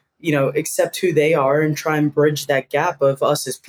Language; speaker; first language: English; native; English